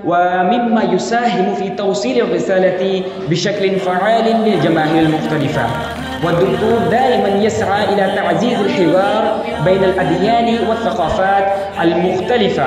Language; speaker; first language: Arabic; non-native, fluent; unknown